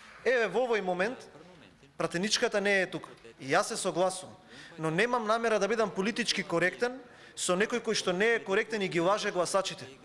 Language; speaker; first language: Macedonian; native; Macedonian